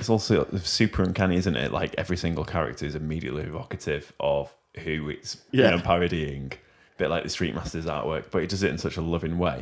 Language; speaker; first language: English; native; English